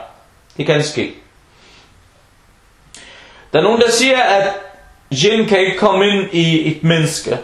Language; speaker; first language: Danish; early bilingual, other home language; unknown